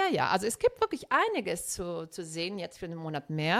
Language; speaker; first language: German; non-native, fluent; Italian